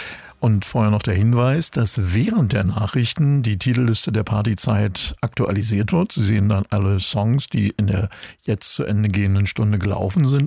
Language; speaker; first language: German; native; German